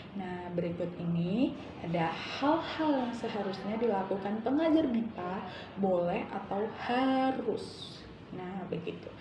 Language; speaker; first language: Indonesian; native; Indonesian